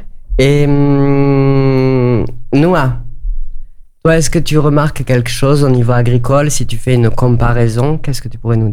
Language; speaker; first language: French; native; French